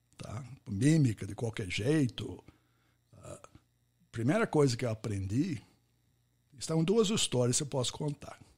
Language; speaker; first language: Portuguese; non-native, fluent; English